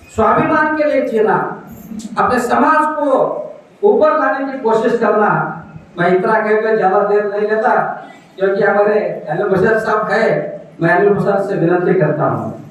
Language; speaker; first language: Hindi; non-native, local second language; Marathi